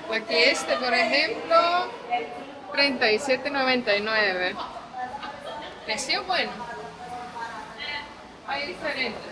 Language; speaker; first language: Spanish; non-native, fluent; Portuguese